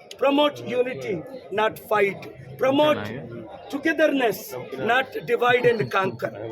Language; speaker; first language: English; non-native, local second language; Telugu